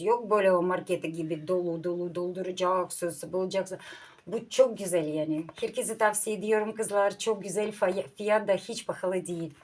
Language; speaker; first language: Turkish; non-native, learner; Russian